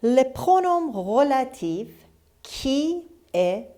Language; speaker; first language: French; non-native, fluent; Persian